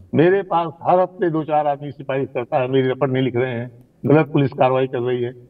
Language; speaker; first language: Hindi; native; Hindi